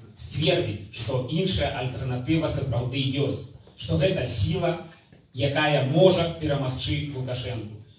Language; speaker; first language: Belarusian; native; Belarusian